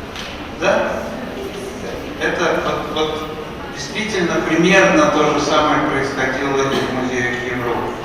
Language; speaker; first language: Russian; native; Russian